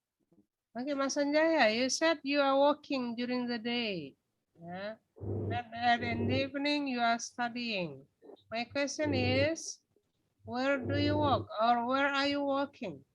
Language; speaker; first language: English; non-native, fluent; Indonesian